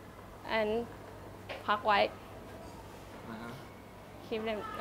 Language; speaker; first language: English; non-native, learner; Thai